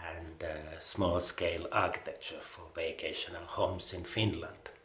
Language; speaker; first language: English; non-native, fluent; Finnish